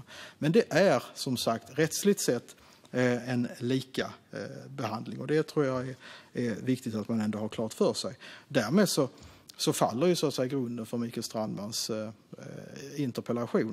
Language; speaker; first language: Swedish; native; Swedish